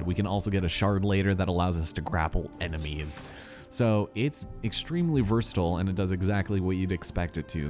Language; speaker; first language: English; native; English